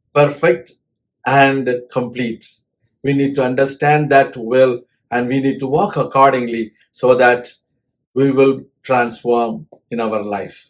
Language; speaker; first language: English; non-native, local second language; Tamil